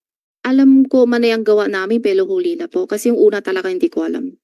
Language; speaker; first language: Filipino; non-native, learner; Chinese